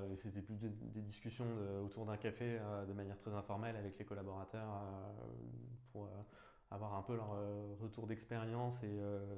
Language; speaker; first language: French; native; French